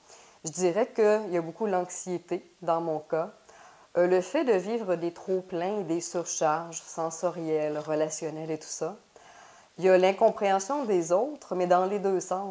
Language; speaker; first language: French; native; French